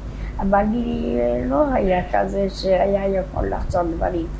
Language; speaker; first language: Hebrew; non-native, fluent; Polish